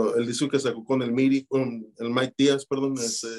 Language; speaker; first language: Spanish; early bilingual, heritage; Spanish